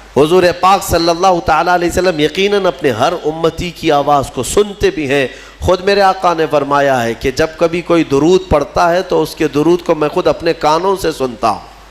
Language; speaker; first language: Urdu; native; Urdu